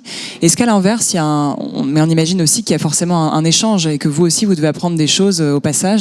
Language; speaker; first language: French; native; French